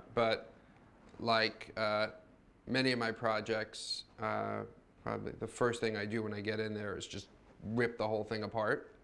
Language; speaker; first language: English; native; English